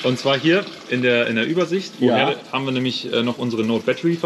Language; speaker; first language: German; native; German